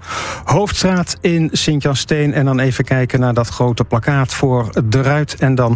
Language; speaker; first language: Dutch; native; Dutch